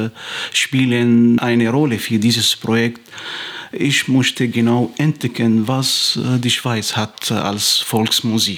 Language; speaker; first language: German; non-native, fluent; Arabic